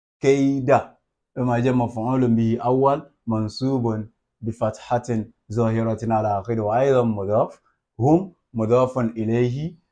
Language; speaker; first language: Arabic; non-native, fluent; Yoruba